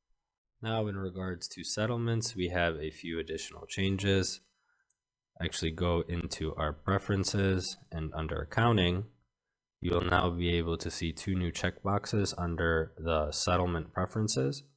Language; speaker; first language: English; native; English